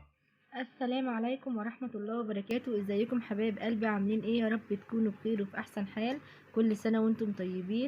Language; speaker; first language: Arabic; native; Arabic